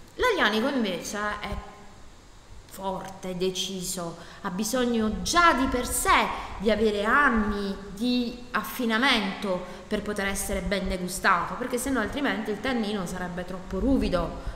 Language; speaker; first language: Italian; native; Italian